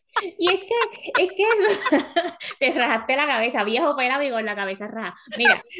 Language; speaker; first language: Spanish; early bilingual, heritage; Spanish